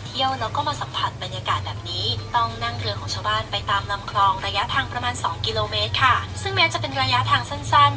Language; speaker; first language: Thai; native; Thai